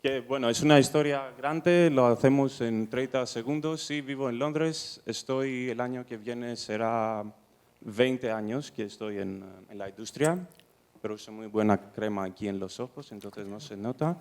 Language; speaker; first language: Spanish; non-native, fluent; Greek